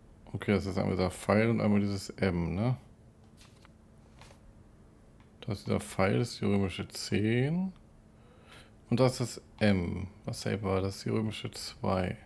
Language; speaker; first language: German; native; German